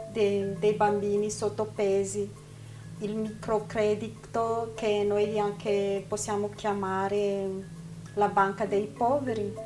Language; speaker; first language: Italian; non-native, learner; Malagasy